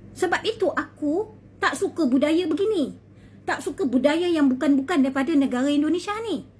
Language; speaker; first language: Malay; native; Malay